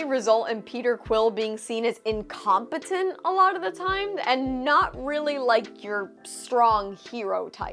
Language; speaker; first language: English; native; English